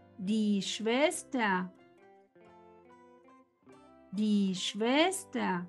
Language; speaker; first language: German; non-native, fluent; Spanish